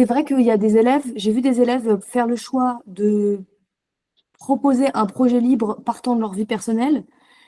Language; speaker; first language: French; native; French